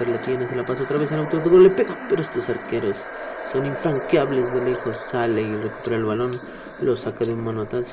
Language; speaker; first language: Spanish; native; Spanish